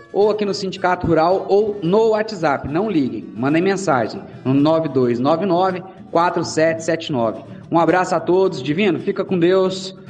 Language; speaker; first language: Portuguese; native; Portuguese